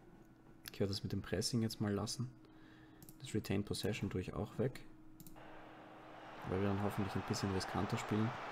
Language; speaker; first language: German; native; German